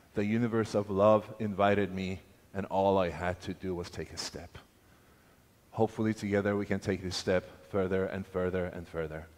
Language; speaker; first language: English; non-native, fluent; Persian